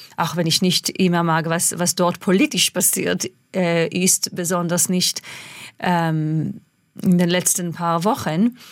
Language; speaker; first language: German; non-native, fluent; Hebrew